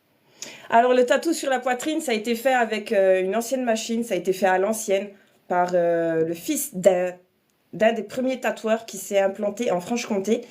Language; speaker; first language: French; native; French